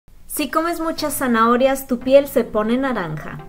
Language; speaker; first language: Spanish; native; Spanish